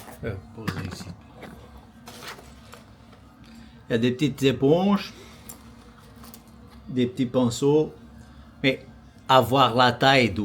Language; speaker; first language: French; non-native, fluent; Portuguese